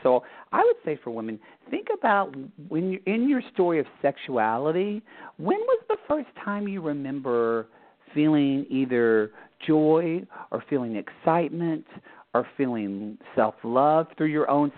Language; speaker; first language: English; native; English